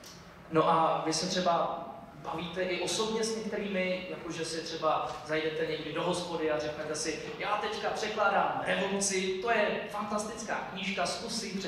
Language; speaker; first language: Czech; native; Czech